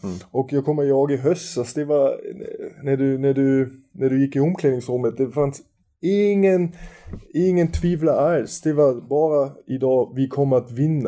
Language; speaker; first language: Swedish; non-native, fluent; German